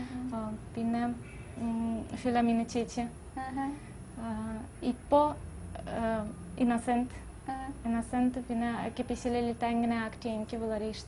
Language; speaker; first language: Malayalam; non-native, fluent; Russian